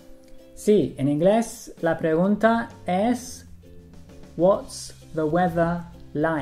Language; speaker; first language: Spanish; non-native, fluent; English